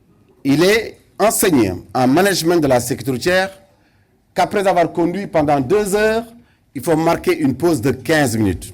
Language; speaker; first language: French; non-native, local second language; Wolof